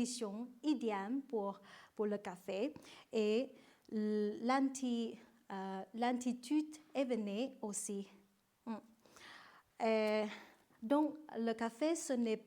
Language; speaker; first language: French; non-native, learner; Vietnamese